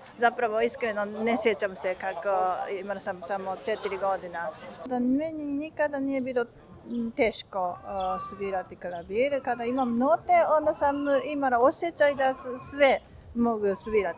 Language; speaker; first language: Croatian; non-native, learner; Japanese